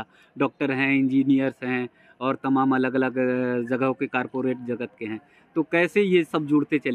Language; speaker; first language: Hindi; native; Hindi